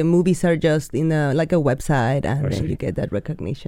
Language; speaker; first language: English; non-native, fluent; Spanish